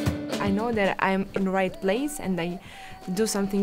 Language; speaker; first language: English; non-native, learner; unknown